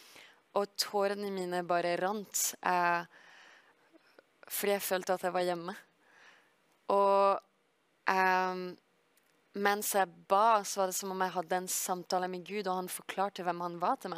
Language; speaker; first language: Norwegian; early bilingual, heritage; French